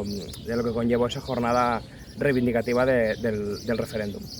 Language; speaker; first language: Spanish; non-native, local second language; Catalan